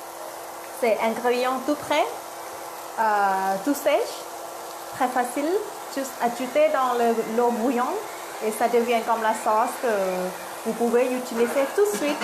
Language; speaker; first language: French; non-native, learner; Thai